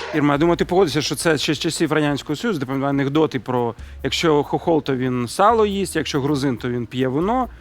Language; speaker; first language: Ukrainian; non-native, local second language; Russian